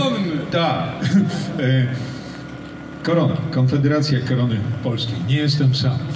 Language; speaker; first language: Polish; native; Polish